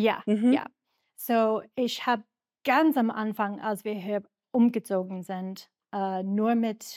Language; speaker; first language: German; non-native, fluent; English